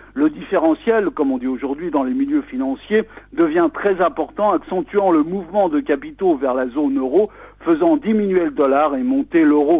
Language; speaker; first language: French; native; French